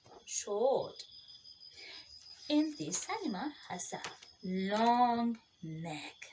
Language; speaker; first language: English; non-native, fluent; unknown